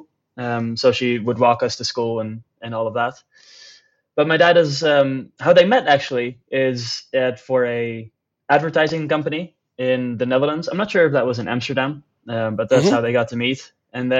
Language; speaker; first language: English; non-native, fluent; Dutch